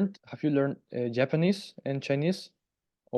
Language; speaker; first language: English; non-native, fluent; Spanish